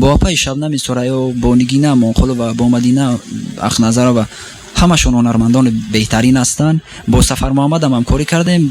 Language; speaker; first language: Persian; non-native, local second language; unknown